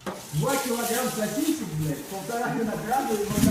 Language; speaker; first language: Russian; native; Russian